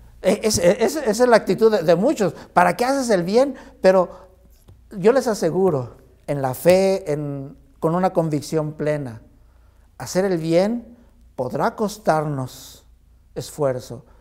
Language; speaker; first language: Spanish; native; Spanish